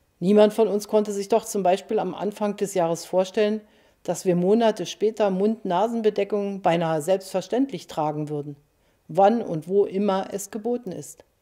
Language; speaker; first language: German; native; German